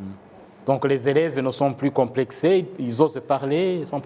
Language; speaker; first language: French; non-native, local second language; Kinyarwanda